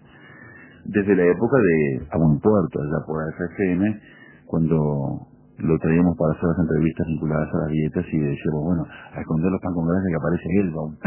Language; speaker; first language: Spanish; native; Spanish